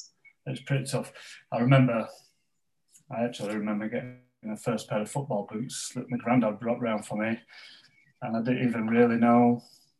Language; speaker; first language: English; native; English